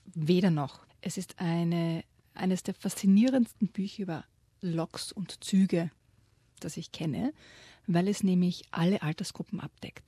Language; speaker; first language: German; native; German